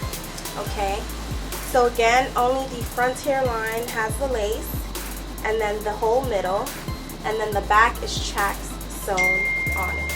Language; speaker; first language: English; native; English